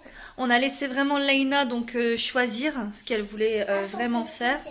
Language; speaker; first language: French; native; French